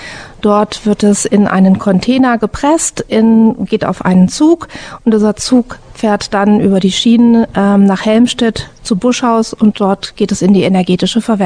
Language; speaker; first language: German; native; German